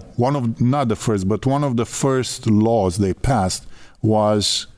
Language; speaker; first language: English; non-native, fluent; Romanian